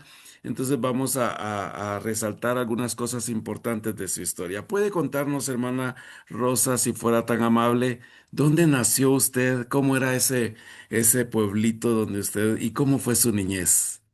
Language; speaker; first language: Spanish; native; Spanish